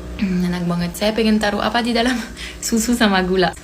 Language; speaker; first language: Indonesian; non-native, learner; English